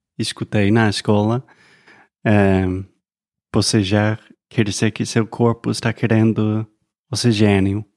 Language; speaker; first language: Portuguese; non-native, fluent; English